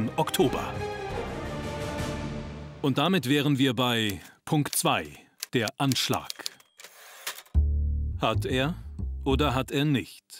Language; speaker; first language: German; native; German